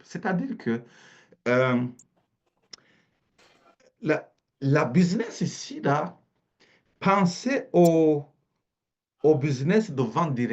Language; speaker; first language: French; native; French